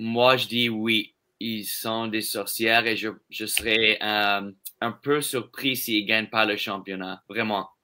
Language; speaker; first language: French; non-native, local second language; English